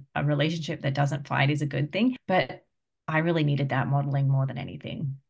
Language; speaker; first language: English; native; English